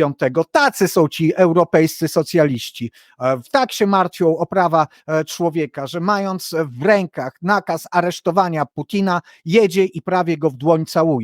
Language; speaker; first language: Polish; native; Polish